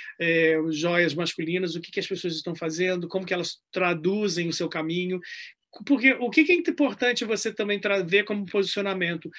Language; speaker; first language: Portuguese; native; Portuguese